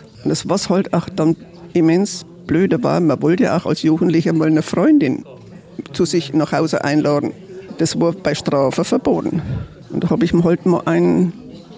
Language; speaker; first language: German; native; German